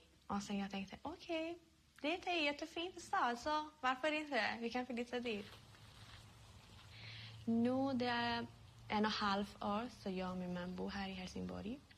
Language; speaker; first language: Swedish; non-native, learner; Persian